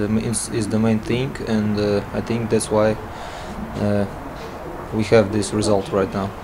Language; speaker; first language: English; non-native, learner; Latvian